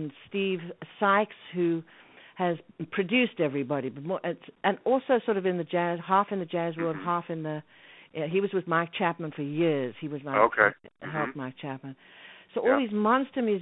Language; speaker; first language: English; native; English